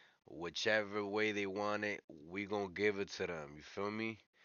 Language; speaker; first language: English; early bilingual, other home language; Spanish